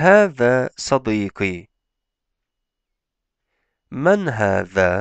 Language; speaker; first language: Arabic; non-native, fluent; Turkish